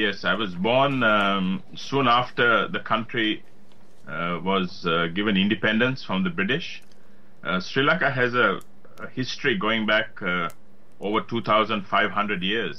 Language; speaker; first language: English; native; English